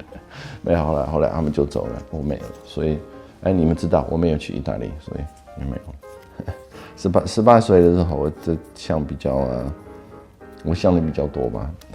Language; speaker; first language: Chinese; non-native, fluent; Dutch